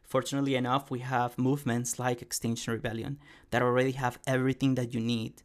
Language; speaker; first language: English; native; English